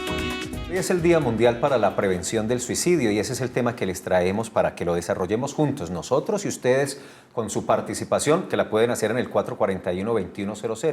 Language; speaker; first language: Spanish; native; Spanish